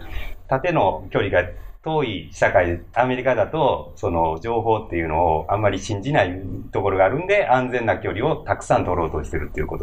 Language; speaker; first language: Japanese; native; Japanese